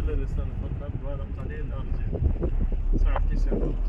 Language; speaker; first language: Arabic; non-native, learner; Indonesian